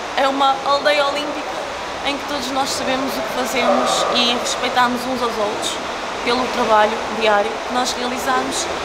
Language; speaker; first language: Portuguese; early bilingual, other home language; Ukrainian